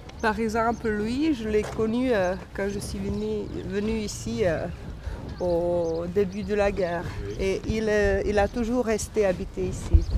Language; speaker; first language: French; non-native, fluent; Bosnian